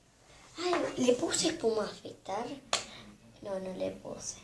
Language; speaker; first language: Spanish; native; Spanish